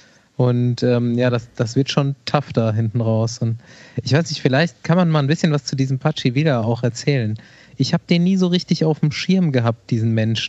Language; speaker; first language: German; native; German